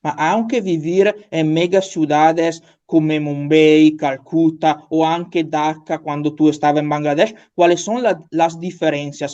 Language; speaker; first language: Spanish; non-native, learner; Italian